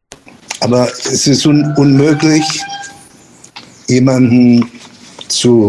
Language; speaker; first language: German; non-native, fluent; Spanish